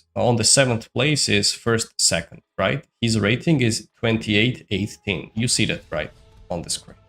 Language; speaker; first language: English; non-native, fluent; Georgian